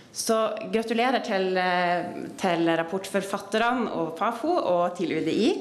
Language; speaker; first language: Norwegian; native; Norwegian